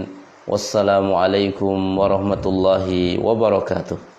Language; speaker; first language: Arabic; non-native, fluent; Indonesian